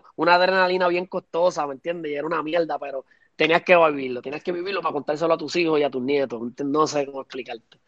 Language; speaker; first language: Spanish; native; Spanish